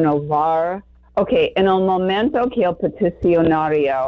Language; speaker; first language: Spanish; non-native, learner; English